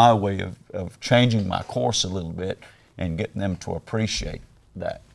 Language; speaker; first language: English; native; English